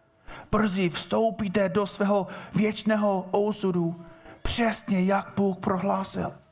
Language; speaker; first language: Czech; non-native, fluent; English